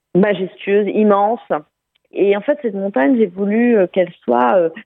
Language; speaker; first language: French; native; French